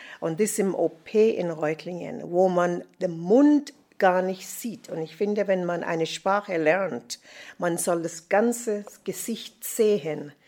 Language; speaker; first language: German; non-native, fluent; Jamaican Creole English